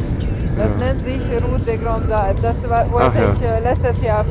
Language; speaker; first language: German; non-native, fluent; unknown